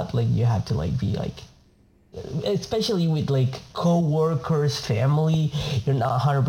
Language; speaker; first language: English; non-native, fluent; Spanish